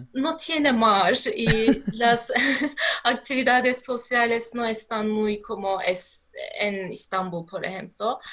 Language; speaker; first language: Spanish; non-native, learner; Turkish